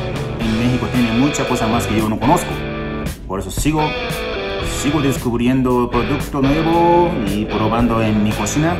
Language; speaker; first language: Spanish; non-native, learner; Japanese